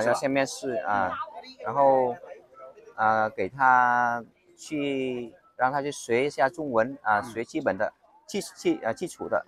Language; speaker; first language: Chinese; non-native, fluent; Vietnamese